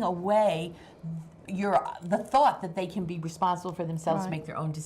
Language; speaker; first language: English; native; English